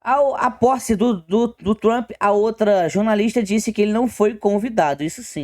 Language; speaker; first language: Portuguese; native; Portuguese